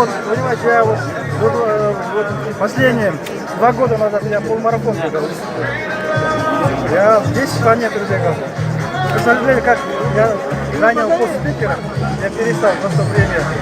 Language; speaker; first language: Russian; non-native, local second language; Kyrgyz